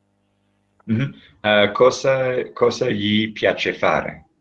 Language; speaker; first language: Italian; non-native, learner; English